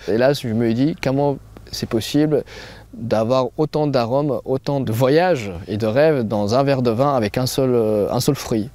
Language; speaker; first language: French; non-native, fluent; Persian